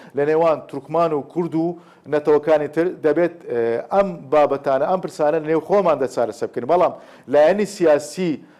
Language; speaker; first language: Central Kurdish; non-native, local second language; Turkish